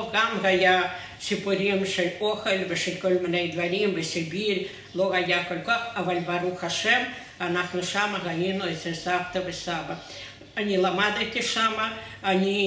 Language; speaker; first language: Hebrew; non-native, fluent; Russian